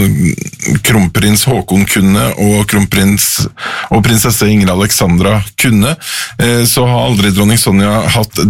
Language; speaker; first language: Norwegian; native; Norwegian